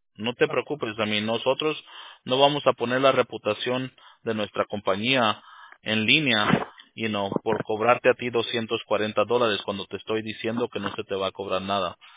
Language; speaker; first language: Spanish; early bilingual, heritage; Spanish